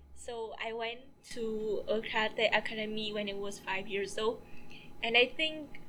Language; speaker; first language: English; non-native, fluent; Vietnamese